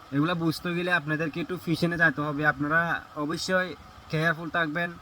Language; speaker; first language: Bangla; native; Bangla